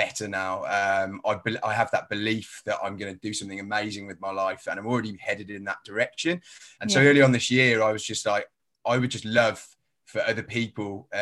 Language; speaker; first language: English; native; English